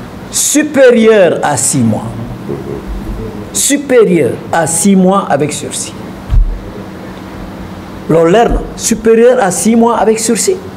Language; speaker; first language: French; non-native, local second language; Wolof